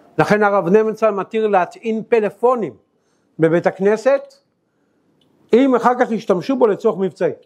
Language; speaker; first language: Hebrew; native; Hebrew